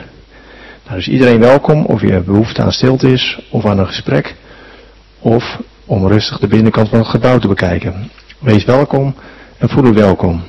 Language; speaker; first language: Dutch; native; Dutch